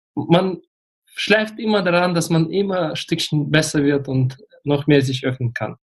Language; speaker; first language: German; early bilingual, other home language; Russian